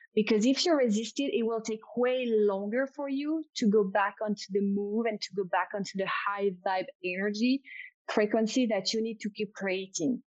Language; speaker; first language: English; non-native, fluent; French